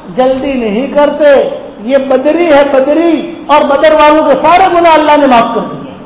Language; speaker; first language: Urdu; non-native, local second language; Gujarati